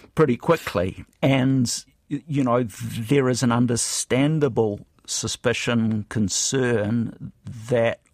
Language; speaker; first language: English; native; English